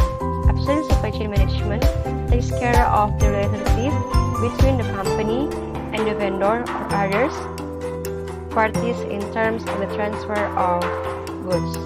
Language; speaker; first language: English; non-native, learner; Indonesian